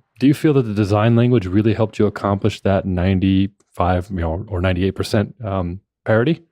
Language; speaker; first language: English; native; English